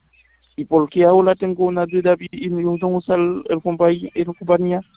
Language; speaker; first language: Spanish; non-native, learner; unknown